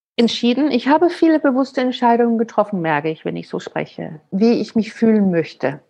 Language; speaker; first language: German; non-native, fluent; Danish